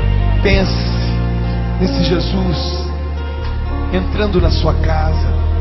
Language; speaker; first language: Portuguese; native; Portuguese